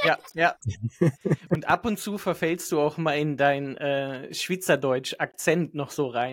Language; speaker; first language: German; native; German